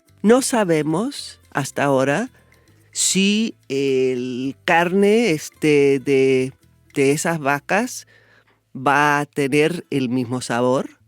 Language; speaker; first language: Spanish; non-native, fluent; English